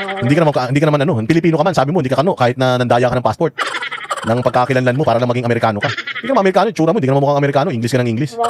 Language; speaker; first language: Filipino; native; Filipino